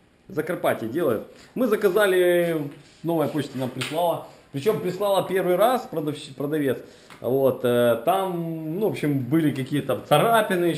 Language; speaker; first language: Russian; native; Russian